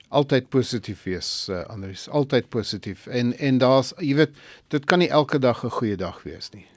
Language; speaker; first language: Afrikaans; non-native, local second language; English